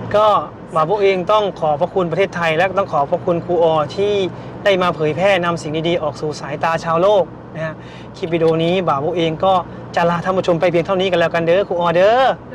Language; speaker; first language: Thai; native; Thai